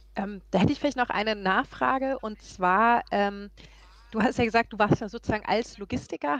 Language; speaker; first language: German; native; German